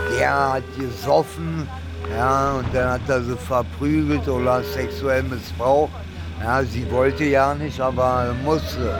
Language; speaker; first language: German; early bilingual, other home language; Italian